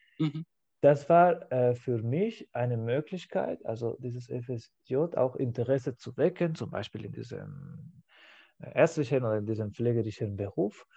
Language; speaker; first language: German; non-native, fluent; Spanish